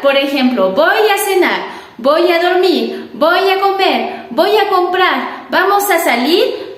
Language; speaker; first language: Spanish; non-native, fluent; French